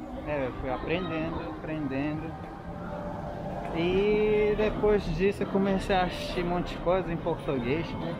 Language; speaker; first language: Portuguese; non-native, fluent; Japanese